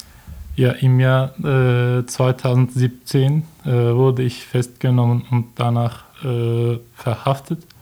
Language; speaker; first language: German; non-native, learner; Turkish